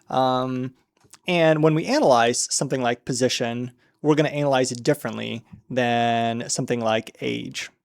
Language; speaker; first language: English; native; English